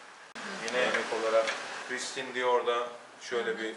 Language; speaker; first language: Turkish; native; Turkish